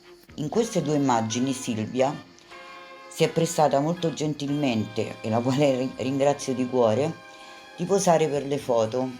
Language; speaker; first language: Italian; native; Italian